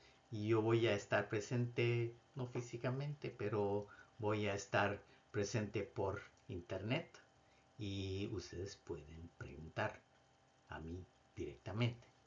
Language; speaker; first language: Spanish; non-native, fluent; Bangla